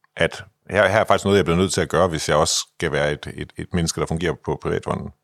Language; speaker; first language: Danish; native; Danish